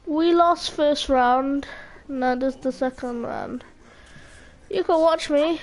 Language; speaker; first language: English; native; English